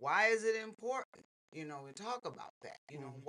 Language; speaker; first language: English; native; English